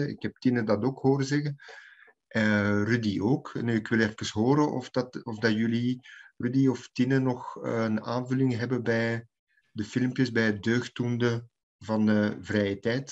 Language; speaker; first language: Dutch; native; Dutch